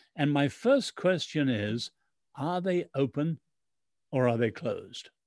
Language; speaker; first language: English; early bilingual, other home language; Chinese